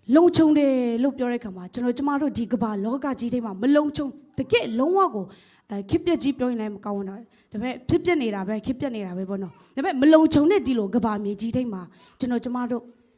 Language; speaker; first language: Burmese; non-native, local second language; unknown